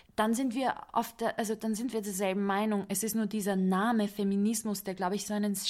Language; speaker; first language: German; non-native, fluent; Hungarian